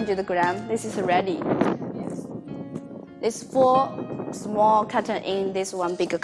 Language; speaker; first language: English; non-native, learner; Chinese